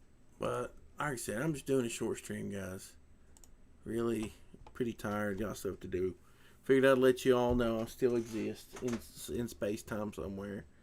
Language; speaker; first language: English; native; English